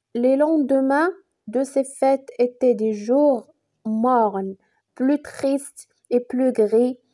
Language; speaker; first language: French; non-native, local second language; Arabic